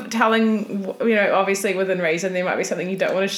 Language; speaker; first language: English; native; English